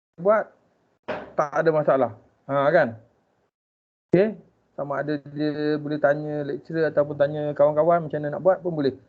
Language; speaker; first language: Malay; native; Malay